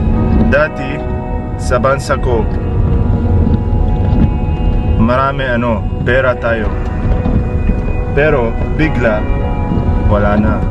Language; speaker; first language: Filipino; non-native, learner; Arabic